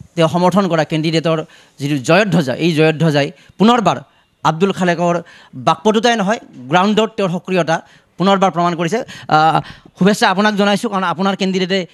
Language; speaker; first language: Assamese; native; Assamese